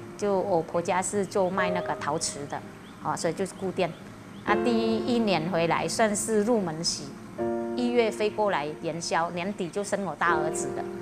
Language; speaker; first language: Chinese; early bilingual, heritage; Chinese